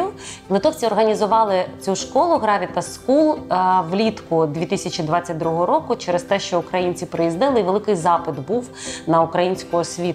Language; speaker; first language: Ukrainian; native; Ukrainian